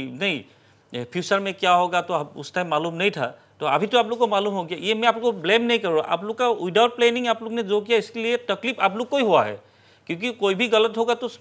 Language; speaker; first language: Hindi; non-native, local second language; Assamese